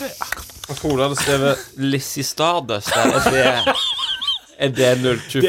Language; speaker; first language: Norwegian; native; Norwegian